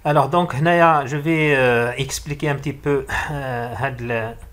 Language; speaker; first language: French; non-native, local second language; Arabic